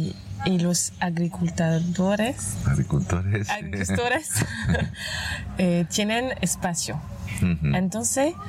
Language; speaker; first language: Spanish; non-native, fluent; French